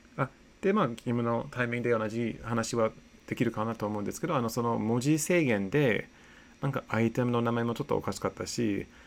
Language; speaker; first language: Japanese; non-native, fluent; English